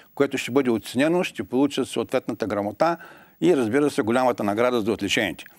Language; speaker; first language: Bulgarian; native; Bulgarian